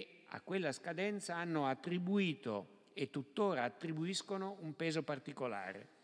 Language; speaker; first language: Italian; native; Italian